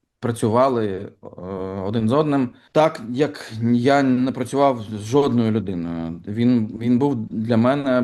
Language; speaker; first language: Ukrainian; non-native, local second language; Russian